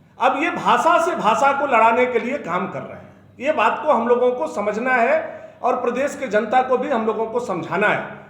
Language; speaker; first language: Hindi; native; Hindi